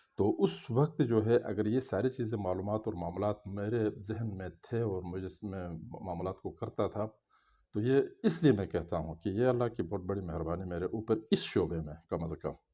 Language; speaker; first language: Urdu; non-native, local second language; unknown